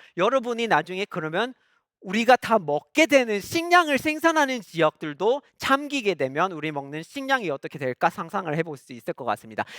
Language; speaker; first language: Korean; non-native, fluent; English